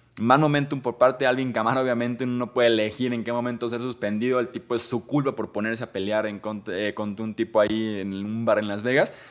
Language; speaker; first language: Spanish; native; Spanish